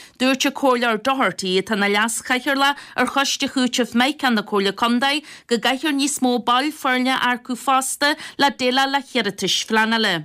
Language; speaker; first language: Irish; native; Irish